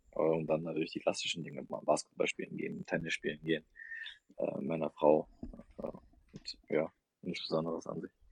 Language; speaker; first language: German; early bilingual, other home language; Russian